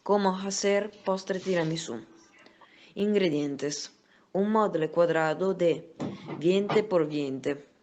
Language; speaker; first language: Spanish; non-native, learner; Italian